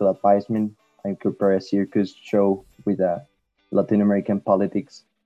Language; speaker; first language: English; non-native, learner; Spanish